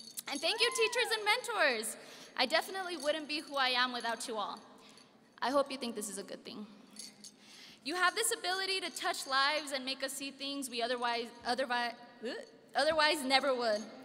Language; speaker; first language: English; early bilingual, other home language; Spanish